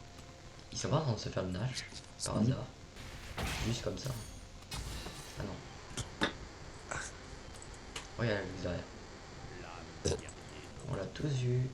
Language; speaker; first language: French; native; French